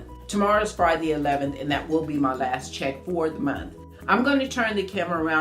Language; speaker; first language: English; native; English